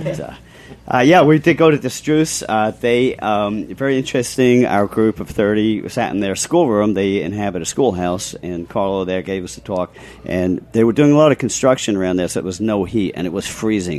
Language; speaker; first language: English; native; English